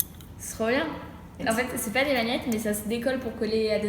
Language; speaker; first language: French; native; French